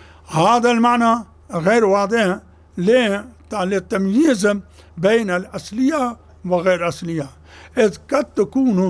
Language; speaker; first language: Arabic; non-native, fluent; Urdu